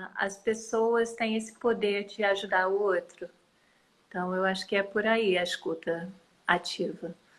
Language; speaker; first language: Portuguese; non-native, fluent; English